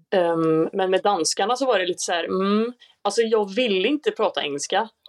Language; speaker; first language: Swedish; native; Swedish